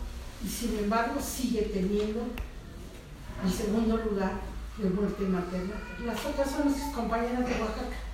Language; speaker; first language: Spanish; native; Spanish